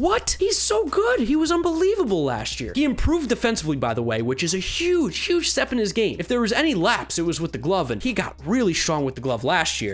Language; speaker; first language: English; native; English